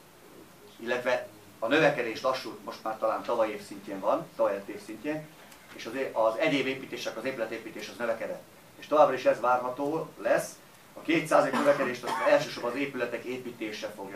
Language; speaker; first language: Hungarian; native; Hungarian